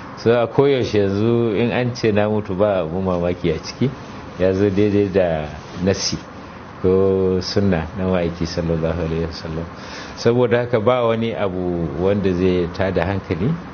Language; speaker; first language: Hausa; native; Hausa